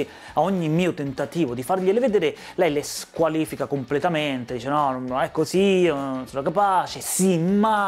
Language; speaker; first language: Italian; native; Italian